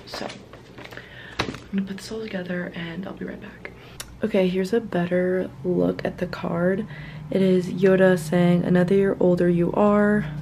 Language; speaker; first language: English; native; English